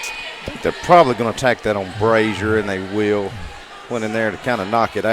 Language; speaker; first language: English; native; English